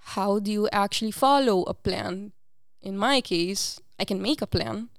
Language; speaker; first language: English; non-native, fluent; Papiamento